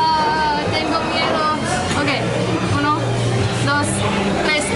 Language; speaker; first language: Spanish; non-native, learner; English